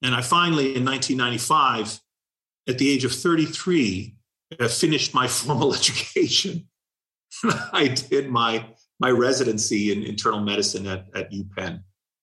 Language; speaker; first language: English; native; English